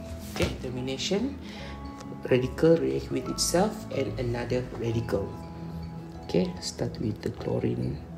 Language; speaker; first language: English; non-native, local second language; Malay